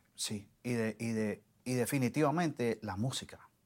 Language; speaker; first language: Spanish; native; Spanish